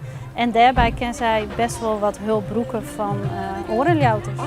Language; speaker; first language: Dutch; non-native, local second language; Western Frisian